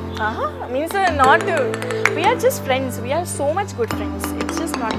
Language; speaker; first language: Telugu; non-native, local second language; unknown